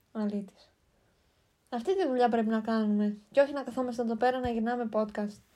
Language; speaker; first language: Greek; native; Greek